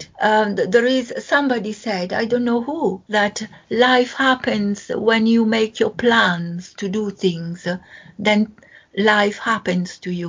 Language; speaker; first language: English; non-native, fluent; Italian